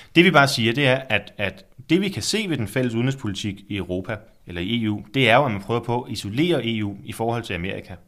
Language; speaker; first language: Danish; native; Danish